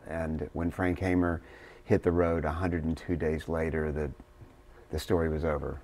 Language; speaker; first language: English; native; English